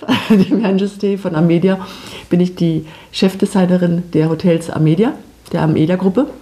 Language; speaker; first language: German; native; German